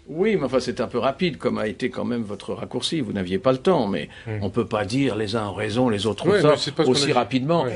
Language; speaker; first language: French; native; French